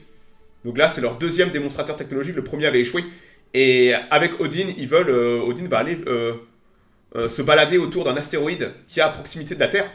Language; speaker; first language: French; native; French